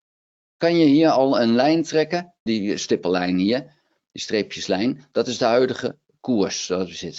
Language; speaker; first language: Dutch; native; Dutch